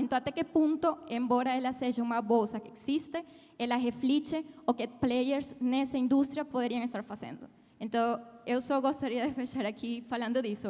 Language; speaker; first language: Portuguese; non-native, fluent; Spanish